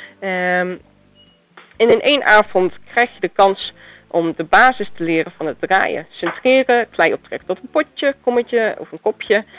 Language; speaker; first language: Dutch; native; Dutch